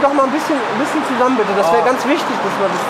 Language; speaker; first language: German; native; German